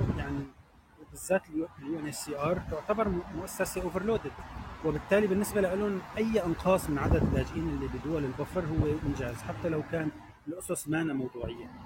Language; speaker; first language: Arabic; native; Arabic